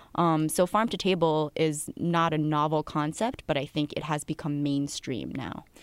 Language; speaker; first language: English; native; English